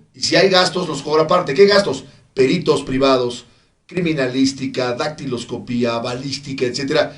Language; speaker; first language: Spanish; native; Spanish